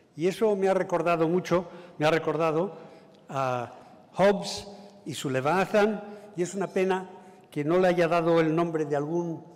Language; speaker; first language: Spanish; native; Spanish